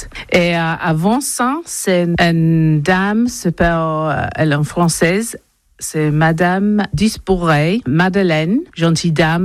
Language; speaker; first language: French; non-native, learner; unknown